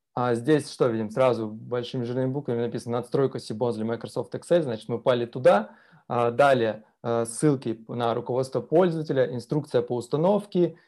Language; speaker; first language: Russian; native; Russian